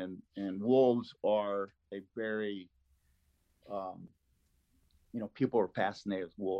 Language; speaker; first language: English; non-native, fluent; Spanish